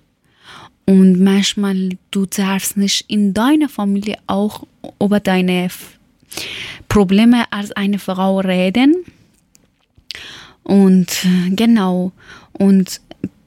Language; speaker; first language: German; non-native, learner; Persian